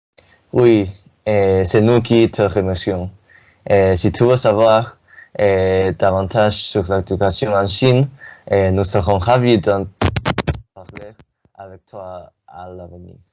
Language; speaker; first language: French; non-native, learner; Chinese